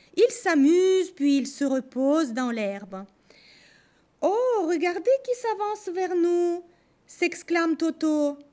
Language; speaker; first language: French; non-native, fluent; Russian